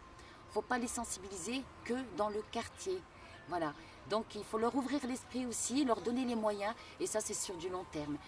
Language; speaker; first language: French; early bilingual, other home language; Kabyle